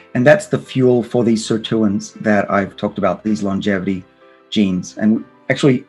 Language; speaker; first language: English; native; English